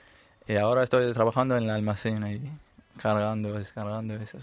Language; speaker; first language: Spanish; non-native, learner; Arabic